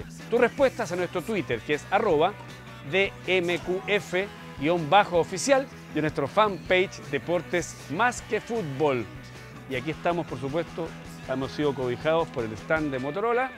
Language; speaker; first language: Spanish; native; Spanish